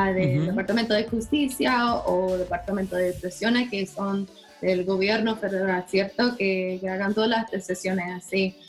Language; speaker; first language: Spanish; non-native, learner; English